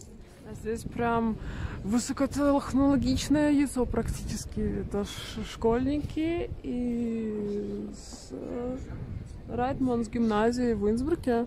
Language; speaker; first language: Russian; native; Russian